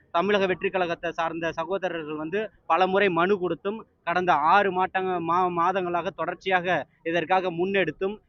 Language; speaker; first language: Tamil; native; Tamil